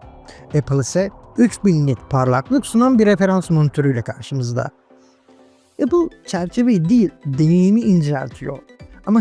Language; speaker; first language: Turkish; native; Turkish